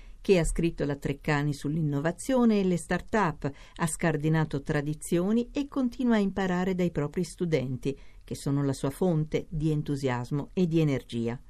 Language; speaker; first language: Italian; native; Italian